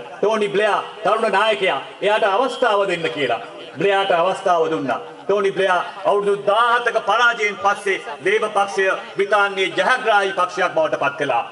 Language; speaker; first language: Sinhala; non-native, local second language; Tamil